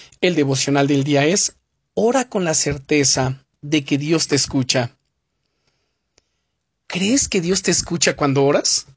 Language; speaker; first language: Spanish; native; Spanish